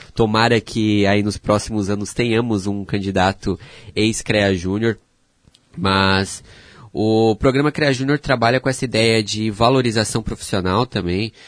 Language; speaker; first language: Portuguese; native; Portuguese